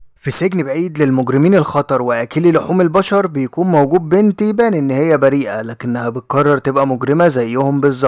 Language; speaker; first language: Arabic; native; Arabic